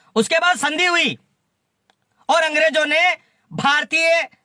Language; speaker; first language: Hindi; native; Hindi